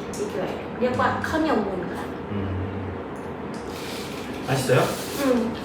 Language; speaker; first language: Korean; non-native, learner; Thai